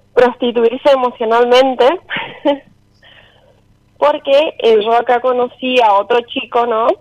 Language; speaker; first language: Spanish; native; Spanish